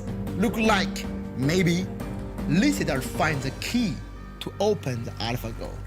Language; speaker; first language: English; non-native, learner; Chinese